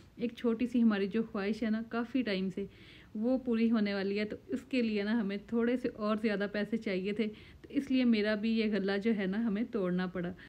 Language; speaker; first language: Urdu; native; Urdu